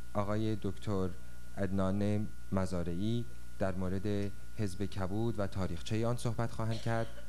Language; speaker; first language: Persian; native; Persian